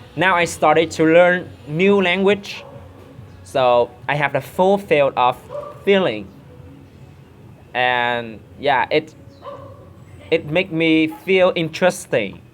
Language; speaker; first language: English; non-native, learner; Vietnamese